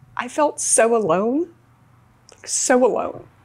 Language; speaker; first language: English; native; English